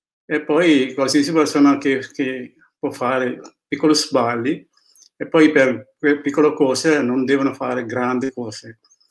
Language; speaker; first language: Italian; non-native, learner; Sinhala